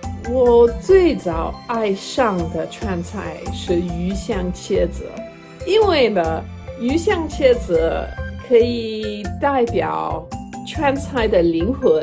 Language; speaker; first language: Chinese; non-native, fluent; English